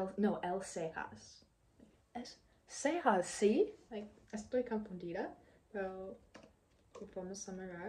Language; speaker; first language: Spanish; non-native, learner; English